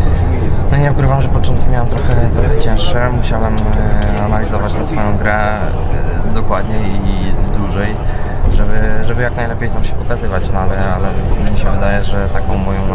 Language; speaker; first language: Polish; native; Polish